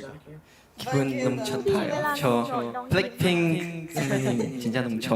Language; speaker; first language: Korean; non-native, learner; Chinese